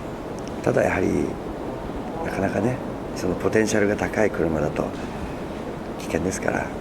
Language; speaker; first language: Japanese; native; Japanese